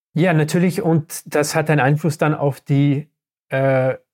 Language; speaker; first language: German; non-native, fluent; English